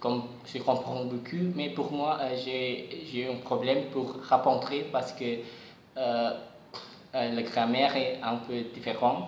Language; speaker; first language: French; non-native, learner; Javanese